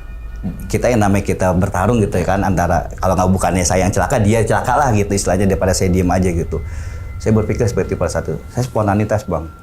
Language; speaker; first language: Indonesian; native; Indonesian